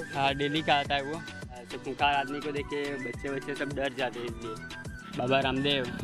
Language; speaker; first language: Hindi; non-native, local second language; Gujarati